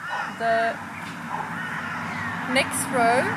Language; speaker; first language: English; non-native, fluent; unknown